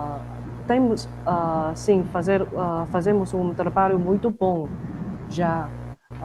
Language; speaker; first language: Portuguese; non-native, fluent; Chinese